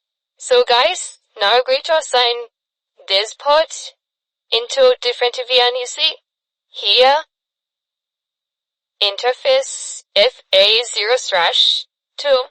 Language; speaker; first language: English; non-native, fluent; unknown